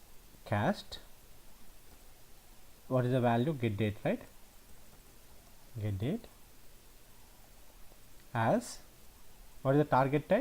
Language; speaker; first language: English; non-native, local second language; Telugu